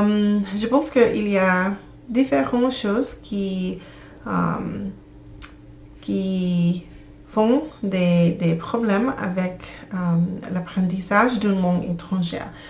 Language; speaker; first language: French; non-native, learner; English